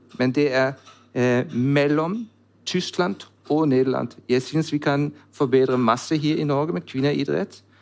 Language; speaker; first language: Norwegian; non-native, learner; German